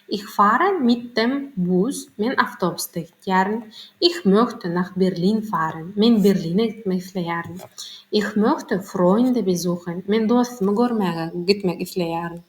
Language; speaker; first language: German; non-native, learner; Turkmen